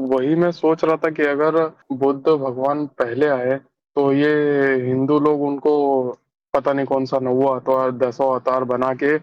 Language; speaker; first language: Hindi; native; Hindi